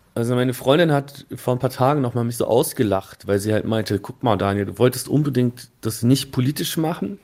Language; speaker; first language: German; native; German